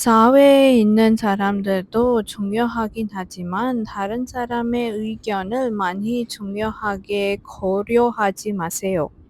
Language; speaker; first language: Korean; non-native, fluent; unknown